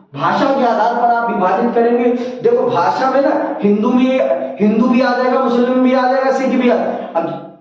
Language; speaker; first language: Hindi; native; Hindi